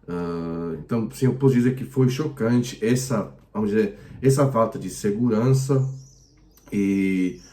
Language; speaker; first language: Portuguese; non-native, fluent; Croatian